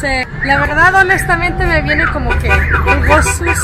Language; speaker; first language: Spanish; non-native, fluent; French